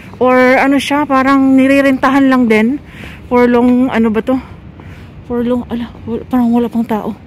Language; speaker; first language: Filipino; native; Filipino